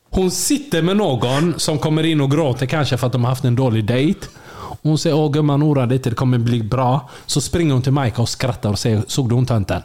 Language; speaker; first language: Swedish; early bilingual, other home language; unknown